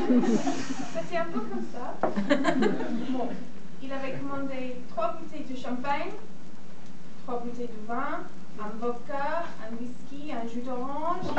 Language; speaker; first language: French; non-native, learner; English